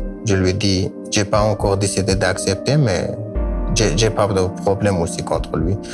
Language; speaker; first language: French; non-native, learner; Kurdish